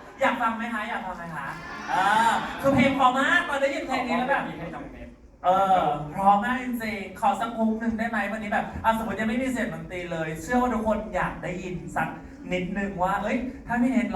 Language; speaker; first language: Thai; native; Thai